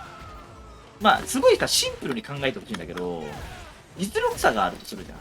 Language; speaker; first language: Japanese; native; Japanese